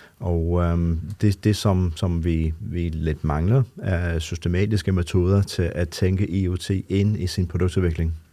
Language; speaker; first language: Danish; non-native, fluent; English